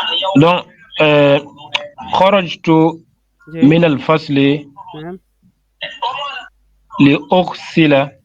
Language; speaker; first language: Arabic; non-native, learner; French